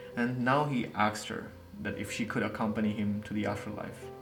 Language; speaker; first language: English; non-native, local second language; Nepali